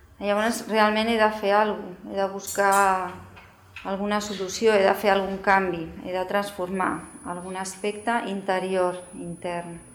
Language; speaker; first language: Catalan; non-native, local second language; Spanish